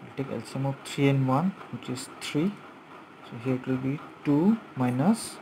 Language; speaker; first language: English; non-native, local second language; Bangla